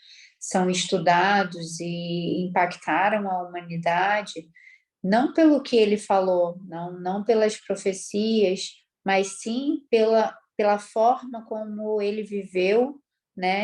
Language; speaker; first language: Portuguese; native; Portuguese